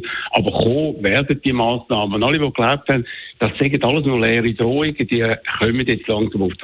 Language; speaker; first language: German; native; German